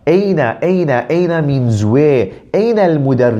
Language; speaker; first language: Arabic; non-native, fluent; English